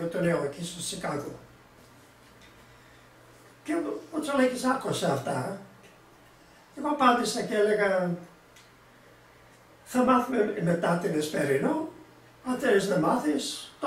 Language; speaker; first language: Greek; early bilingual, heritage; Greek